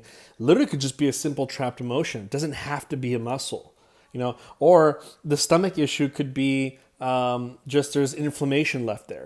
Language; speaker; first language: English; native; English